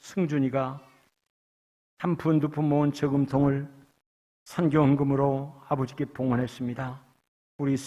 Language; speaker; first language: Korean; native; Korean